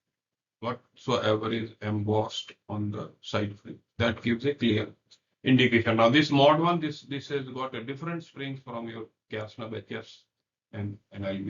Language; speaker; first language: English; non-native, local second language; Hindi